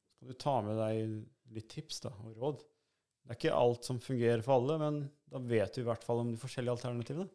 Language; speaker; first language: Norwegian; early bilingual, other home language; Albanian